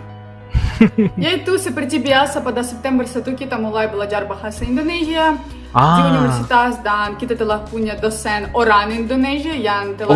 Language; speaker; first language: Indonesian; non-native, learner; Ukrainian